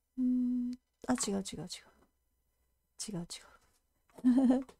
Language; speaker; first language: Japanese; native; Japanese